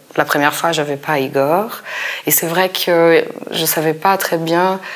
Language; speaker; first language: French; non-native, fluent; Portuguese